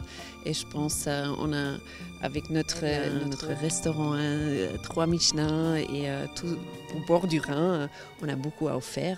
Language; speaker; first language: French; non-native, learner; German